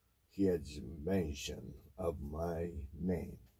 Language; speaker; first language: English; non-native, fluent; Korean